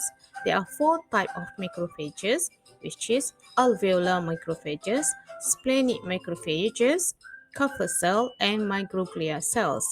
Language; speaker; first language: English; non-native, fluent; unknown